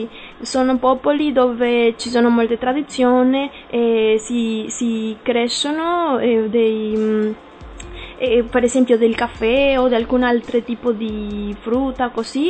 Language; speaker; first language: Italian; non-native, learner; Spanish